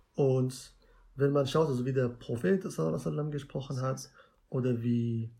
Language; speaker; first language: German; non-native, fluent; Arabic